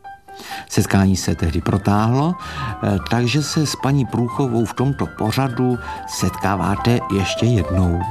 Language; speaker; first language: Czech; native; Czech